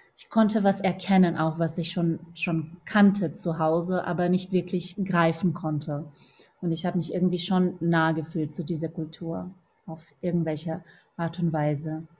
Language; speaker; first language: German; non-native, fluent; Portuguese